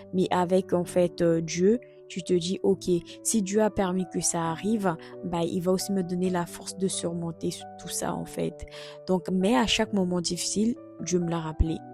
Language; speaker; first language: French; non-native, local second language; Lingala